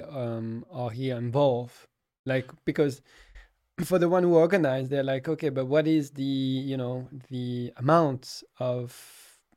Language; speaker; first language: English; non-native, fluent; French